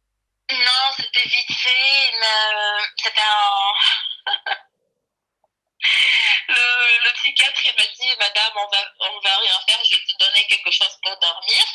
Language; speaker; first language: French; non-native, local second language; Arabic